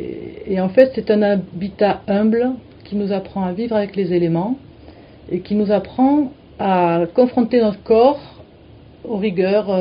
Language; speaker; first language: French; native; French